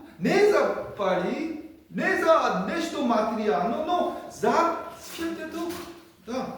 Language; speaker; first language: Bulgarian; non-native, learner; Korean